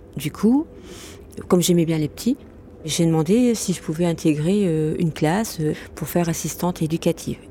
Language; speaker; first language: French; non-native, local second language; Arabic